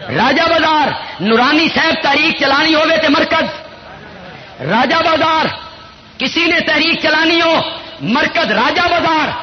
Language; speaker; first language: Urdu; non-native, local second language; Punjabi